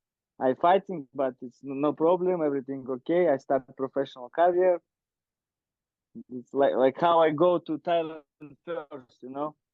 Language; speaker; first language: English; non-native, learner; Russian